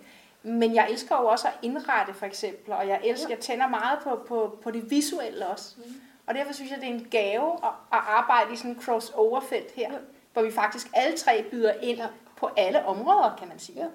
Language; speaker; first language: Danish; native; Danish